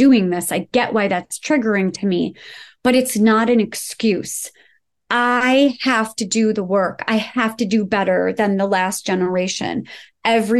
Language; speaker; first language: English; native; English